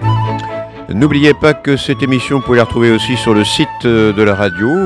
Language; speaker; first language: French; native; French